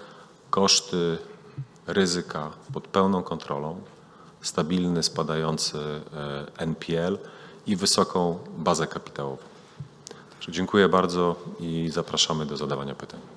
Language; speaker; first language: Polish; native; Polish